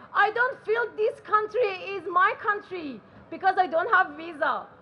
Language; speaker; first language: English; non-native, learner; Persian